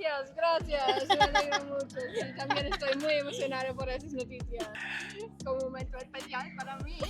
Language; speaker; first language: Spanish; non-native, fluent; German